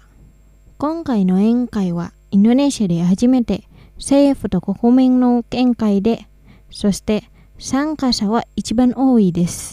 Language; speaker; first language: Japanese; non-native, fluent; Indonesian